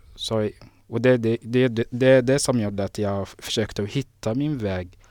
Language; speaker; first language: Swedish; non-native, fluent; Somali